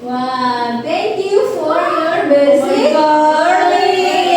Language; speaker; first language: English; non-native, learner; Indonesian